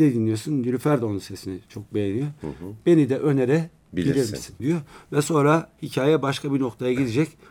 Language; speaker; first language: Turkish; native; Turkish